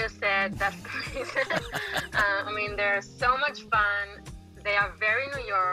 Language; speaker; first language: English; non-native, fluent; Hebrew